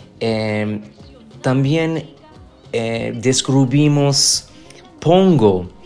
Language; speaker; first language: Spanish; non-native, fluent; English